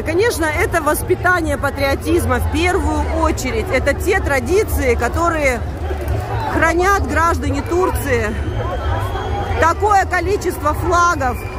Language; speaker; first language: Russian; native; Russian